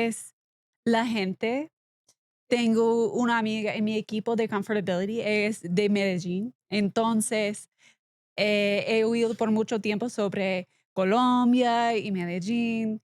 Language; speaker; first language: Spanish; non-native, learner; English